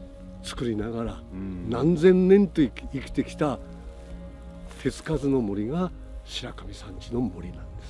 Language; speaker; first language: Japanese; native; Japanese